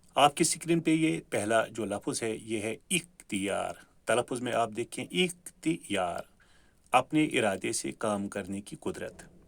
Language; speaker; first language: Urdu; non-native, local second language; Kashmiri